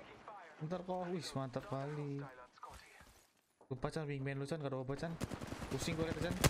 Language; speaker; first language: Indonesian; native; Indonesian